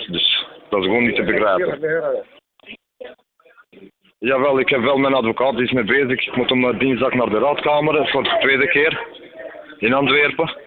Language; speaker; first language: Dutch; non-native, fluent; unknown